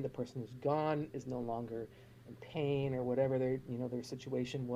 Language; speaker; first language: English; native; English